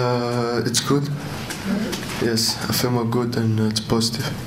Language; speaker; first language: English; non-native, learner; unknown